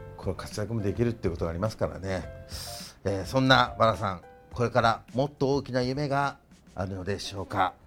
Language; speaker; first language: Japanese; native; Japanese